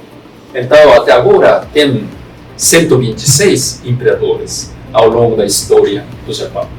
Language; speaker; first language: Portuguese; non-native, fluent; Japanese